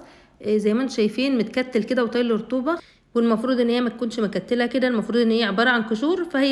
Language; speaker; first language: Arabic; native; Arabic